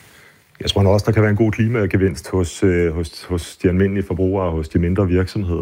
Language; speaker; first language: Danish; native; Danish